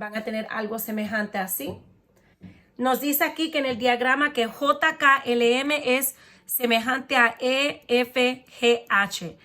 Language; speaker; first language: Spanish; early bilingual, heritage; Spanish